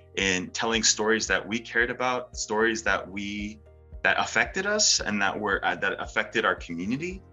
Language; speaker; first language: English; early bilingual, other home language; Spanish